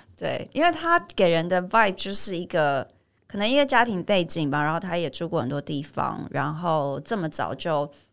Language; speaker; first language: Chinese; native; Chinese